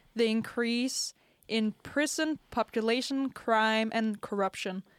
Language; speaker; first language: English; non-native, fluent; Danish